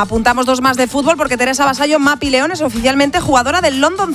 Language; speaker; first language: Spanish; native; Spanish